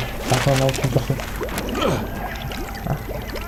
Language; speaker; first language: Russian; native; Russian